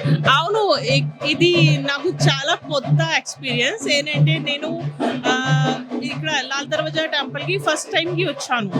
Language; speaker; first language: Telugu; non-native, local second language; Hindi